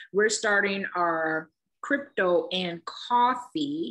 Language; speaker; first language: English; native; English